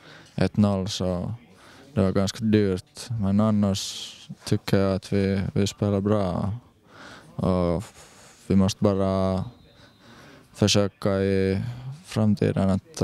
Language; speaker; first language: Swedish; non-native, learner; Finnish